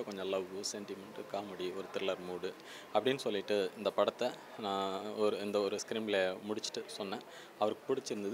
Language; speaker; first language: Tamil; native; Tamil